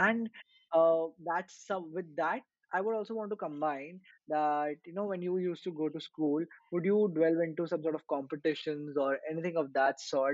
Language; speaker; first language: English; non-native, local second language; Hindi